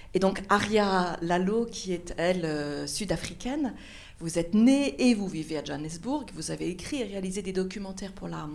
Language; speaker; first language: French; native; French